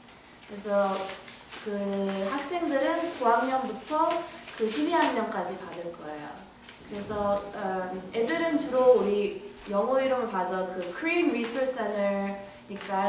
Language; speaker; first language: Korean; early bilingual, heritage; English